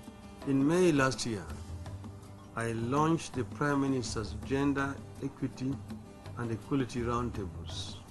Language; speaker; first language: English; non-native, local second language; Luo (Kenya and Tanzania)